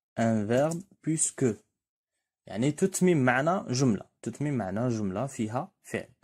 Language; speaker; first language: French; non-native, local second language; Arabic